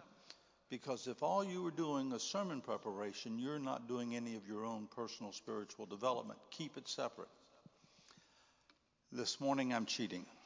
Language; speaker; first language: English; native; English